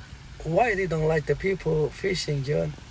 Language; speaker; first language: English; non-native, learner; Vietnamese